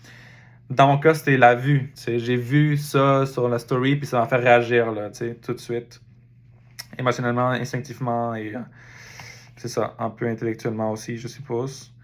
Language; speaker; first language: French; native; French